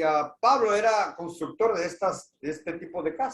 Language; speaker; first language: Spanish; native; Spanish